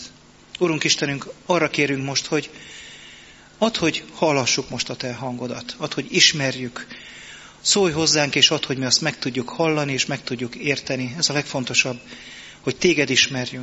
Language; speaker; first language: Hungarian; native; Hungarian